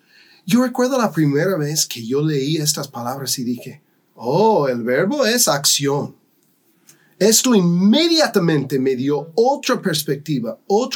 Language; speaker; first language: Spanish; non-native, fluent; English